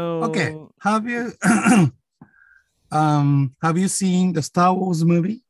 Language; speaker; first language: English; non-native, learner; Japanese